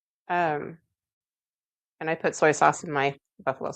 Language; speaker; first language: English; native; English